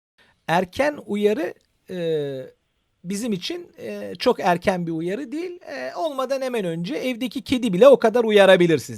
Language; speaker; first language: Turkish; native; Turkish